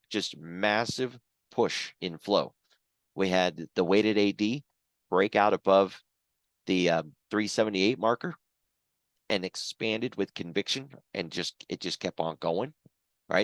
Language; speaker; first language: English; native; English